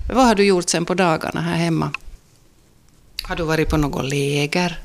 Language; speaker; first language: Swedish; native; Swedish